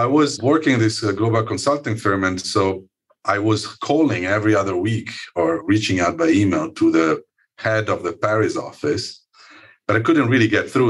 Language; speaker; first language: English; non-native, fluent; Italian